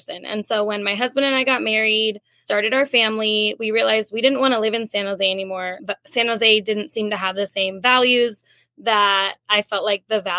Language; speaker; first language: English; native; English